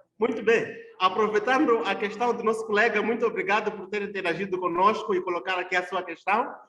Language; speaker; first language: Portuguese; non-native, local second language; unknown